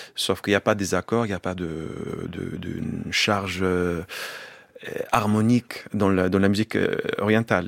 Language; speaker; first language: French; non-native, fluent; Arabic